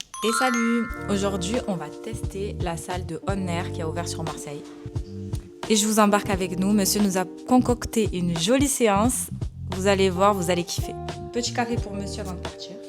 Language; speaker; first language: French; native; French